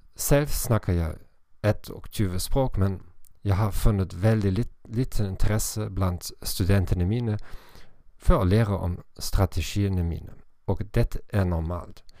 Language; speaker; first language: Norwegian; non-native, learner; German